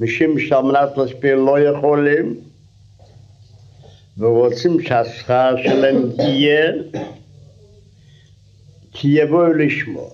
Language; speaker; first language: Hebrew; non-native, fluent; Russian